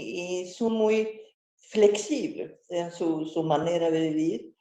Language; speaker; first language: Spanish; non-native, fluent; Swedish